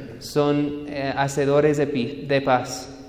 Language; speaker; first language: Spanish; non-native, fluent; English